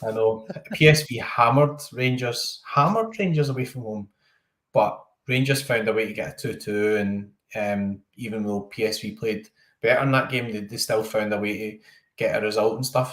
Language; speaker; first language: English; native; English